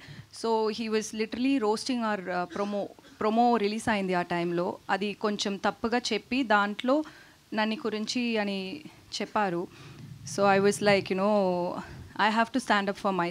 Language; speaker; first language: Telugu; non-native, learner; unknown